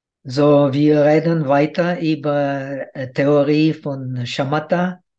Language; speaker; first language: German; non-native, fluent; Czech